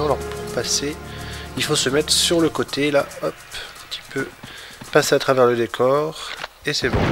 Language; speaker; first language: French; native; French